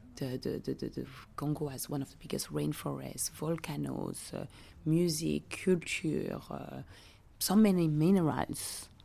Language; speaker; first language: English; non-native, fluent; French